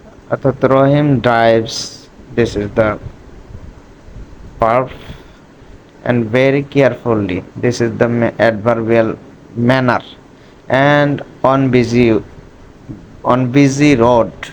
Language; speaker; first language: English; non-native, local second language; Bangla